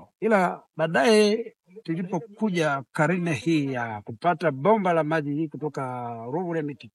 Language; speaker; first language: Swahili; non-native, local second language; Masai